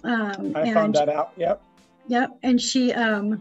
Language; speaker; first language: English; native; English